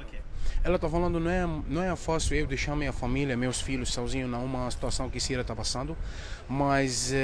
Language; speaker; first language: Portuguese; non-native, fluent; Arabic